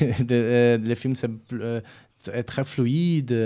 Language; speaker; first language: French; non-native, fluent; Portuguese